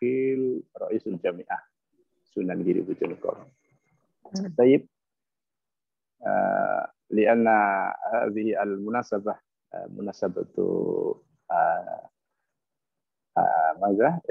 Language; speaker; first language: Arabic; non-native, fluent; Indonesian